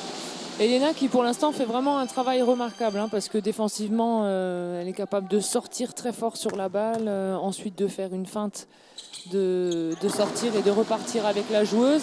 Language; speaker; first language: French; native; French